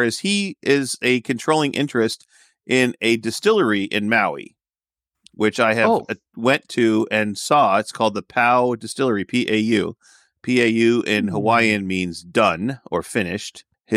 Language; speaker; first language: English; native; English